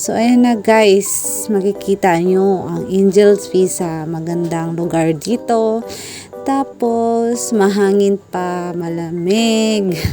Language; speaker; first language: Filipino; non-native, local second language; Cebuano